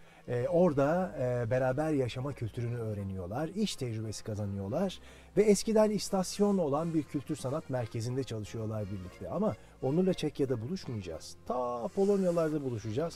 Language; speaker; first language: Turkish; native; Turkish